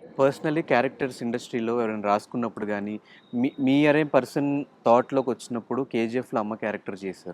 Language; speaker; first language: Telugu; native; Telugu